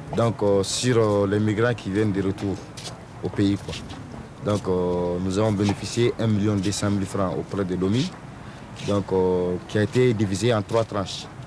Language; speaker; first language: French; non-native, local second language; Soninke